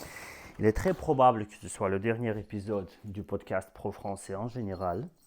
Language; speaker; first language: French; non-native, fluent; Russian